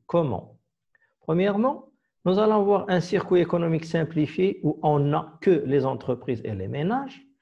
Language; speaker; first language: French; non-native, local second language; Arabic